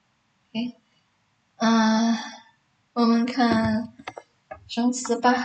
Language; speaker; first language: Chinese; non-native, fluent; Indonesian